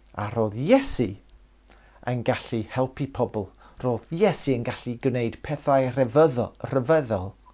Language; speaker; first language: Welsh; non-native, local second language; English